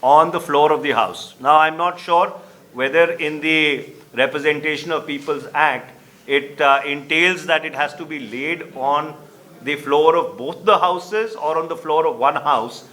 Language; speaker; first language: English; non-native, local second language; Hindi